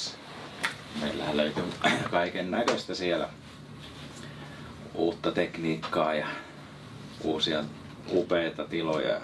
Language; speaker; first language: Finnish; native; Finnish